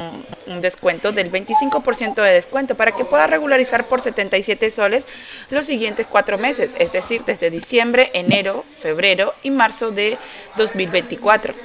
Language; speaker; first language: Spanish; native; Spanish